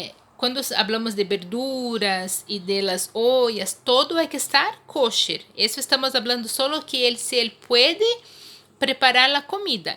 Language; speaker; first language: Spanish; non-native, fluent; Portuguese